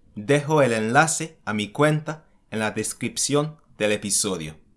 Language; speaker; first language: Spanish; non-native, fluent; English